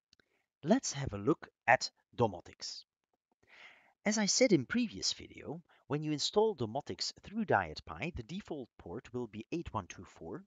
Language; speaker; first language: English; non-native, fluent; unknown